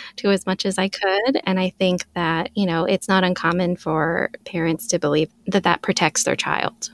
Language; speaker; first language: English; early bilingual, other home language; Filipino